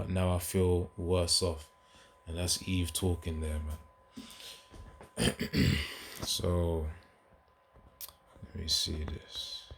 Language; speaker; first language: English; native; English